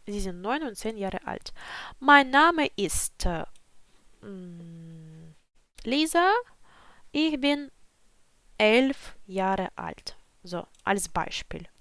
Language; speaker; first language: German; non-native, fluent; Ukrainian